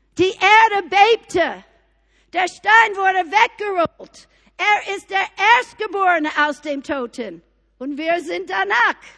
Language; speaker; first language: German; non-native, fluent; English